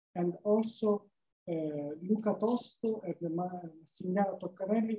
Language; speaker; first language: English; non-native, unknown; Italian